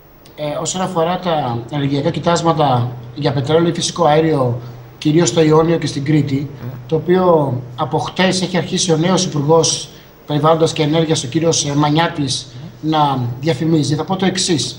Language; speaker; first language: Greek; native; Greek